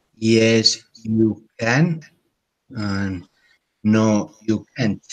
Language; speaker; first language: English; non-native, learner; Spanish